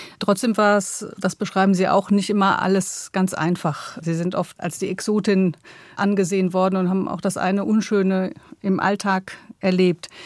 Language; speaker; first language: German; native; German